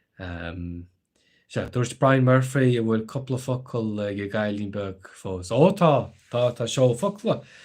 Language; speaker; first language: Irish; native; Irish